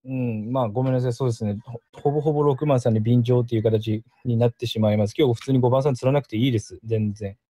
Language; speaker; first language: Japanese; native; Japanese